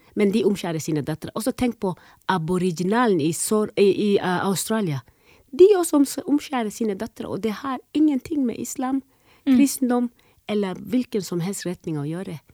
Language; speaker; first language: Norwegian; non-native, fluent; Somali